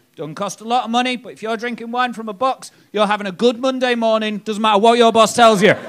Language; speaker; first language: English; native; English